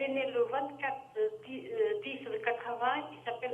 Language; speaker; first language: French; native; French